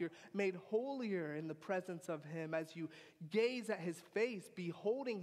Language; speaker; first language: English; native; English